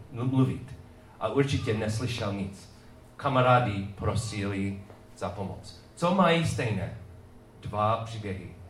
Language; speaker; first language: Czech; non-native, fluent; English